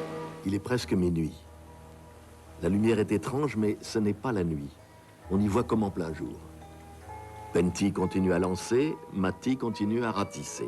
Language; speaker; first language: French; native; French